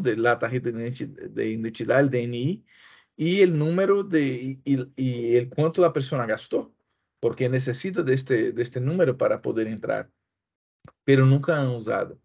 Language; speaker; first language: Spanish; non-native, fluent; Portuguese